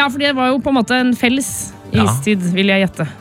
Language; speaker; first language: Norwegian; native; Norwegian